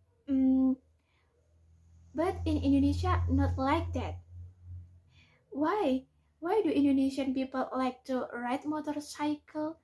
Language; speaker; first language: English; non-native, learner; Indonesian